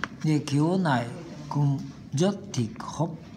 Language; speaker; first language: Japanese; non-native, fluent; Vietnamese